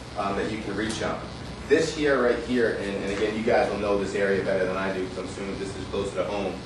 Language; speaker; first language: English; native; English